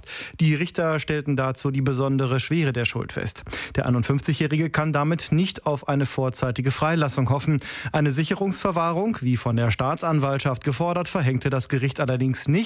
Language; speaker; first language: German; native; German